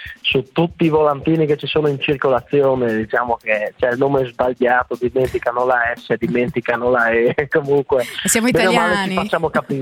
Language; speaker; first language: Italian; native; Italian